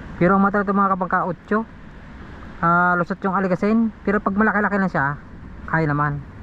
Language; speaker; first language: Filipino; native; Filipino